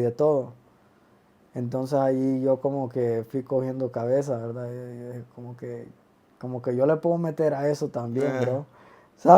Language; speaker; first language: Spanish; early bilingual, other home language; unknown